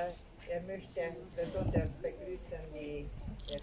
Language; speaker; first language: German; non-native, learner; Hungarian